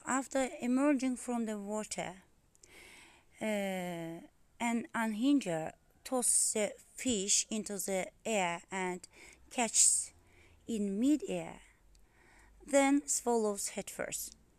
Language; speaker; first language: English; non-native, fluent; Azerbaijani